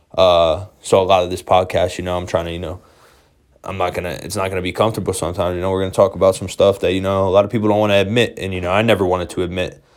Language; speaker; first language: English; native; English